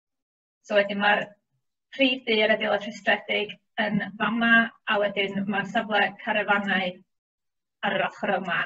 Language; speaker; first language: Welsh; native; Welsh